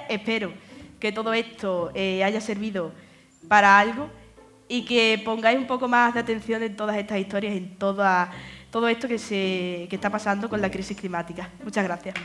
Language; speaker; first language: Spanish; native; Spanish